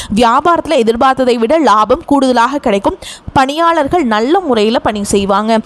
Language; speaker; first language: Tamil; native; Tamil